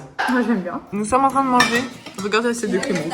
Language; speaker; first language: French; native; French